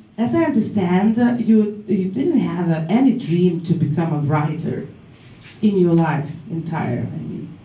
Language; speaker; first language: English; non-native, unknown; Lithuanian